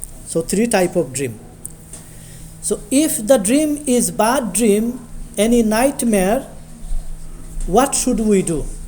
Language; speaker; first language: English; non-native, local second language; Bangla